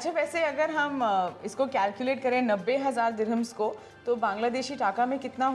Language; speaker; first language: Hindi; native; Hindi